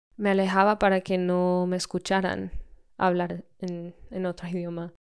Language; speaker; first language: Spanish; early bilingual, heritage; Spanish